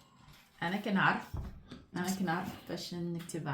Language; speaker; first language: Arabic; non-native, learner; English